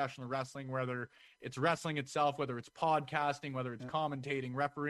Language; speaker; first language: English; native; English